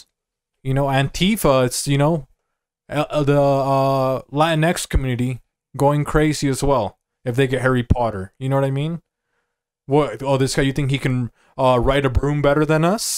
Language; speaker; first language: English; native; English